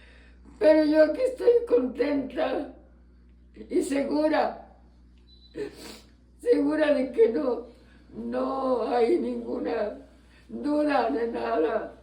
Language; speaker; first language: Spanish; native; Spanish